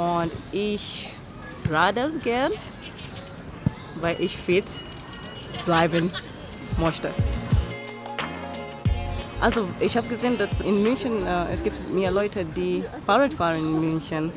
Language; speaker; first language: German; non-native, fluent; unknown